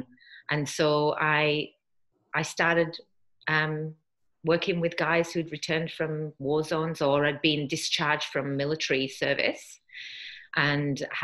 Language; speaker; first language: English; native; English